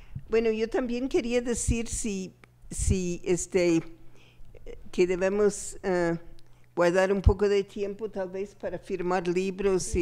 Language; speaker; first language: Spanish; non-native, fluent; English